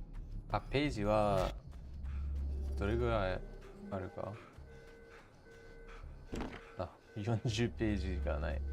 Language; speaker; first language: Japanese; non-native, learner; English